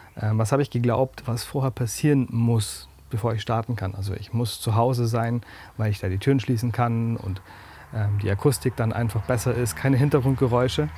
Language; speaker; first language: German; native; German